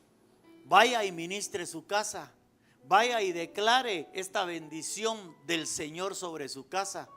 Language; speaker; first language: Spanish; native; Spanish